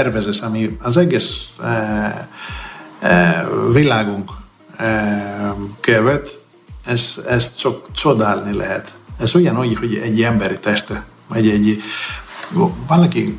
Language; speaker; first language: Hungarian; non-native, learner; Greek